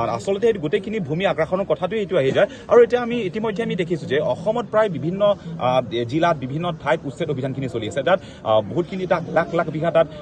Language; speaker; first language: Assamese; non-native, local second language; Karbi